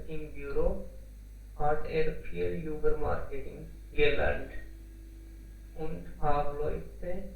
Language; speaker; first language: German; non-native, learner; Hindi